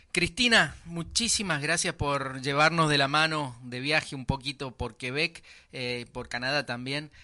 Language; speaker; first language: Spanish; native; Spanish